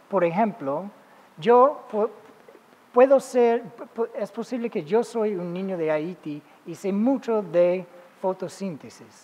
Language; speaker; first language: Spanish; non-native, fluent; English